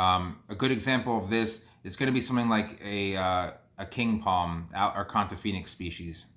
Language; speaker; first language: English; native; English